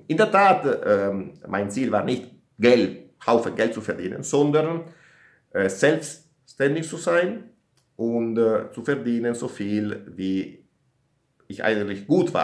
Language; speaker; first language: German; non-native, learner; Italian